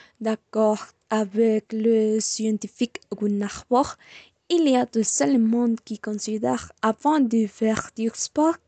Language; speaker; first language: French; non-native, learner; Spanish